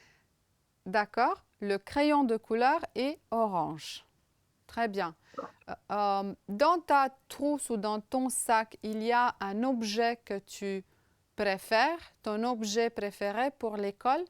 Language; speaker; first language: French; non-native, fluent; Romanian